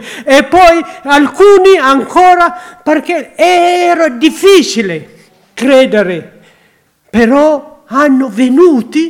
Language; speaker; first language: Italian; non-native, learner; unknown